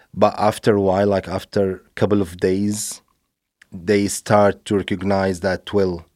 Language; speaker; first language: English; non-native, fluent; Arabic